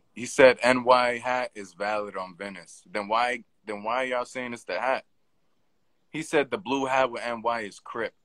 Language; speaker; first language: English; native; English